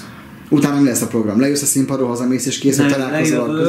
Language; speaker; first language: Hungarian; native; Hungarian